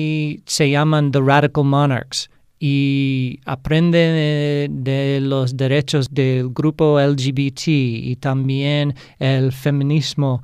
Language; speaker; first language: Spanish; non-native, fluent; English